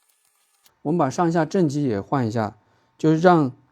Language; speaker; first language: Chinese; native; Chinese